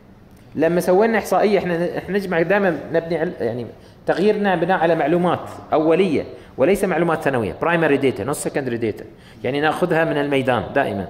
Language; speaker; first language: Arabic; native; Arabic